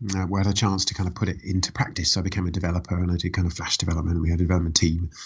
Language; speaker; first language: English; native; English